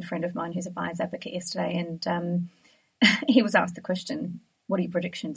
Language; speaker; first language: English; native; English